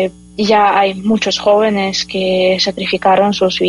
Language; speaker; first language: Spanish; non-native, fluent; Ukrainian